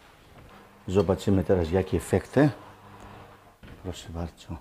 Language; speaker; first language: Polish; non-native, learner; Greek